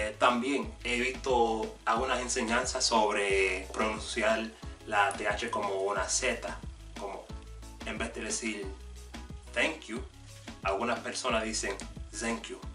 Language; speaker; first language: Spanish; non-native, fluent; English